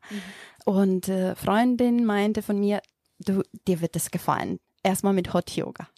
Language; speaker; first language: German; non-native, fluent; Macedonian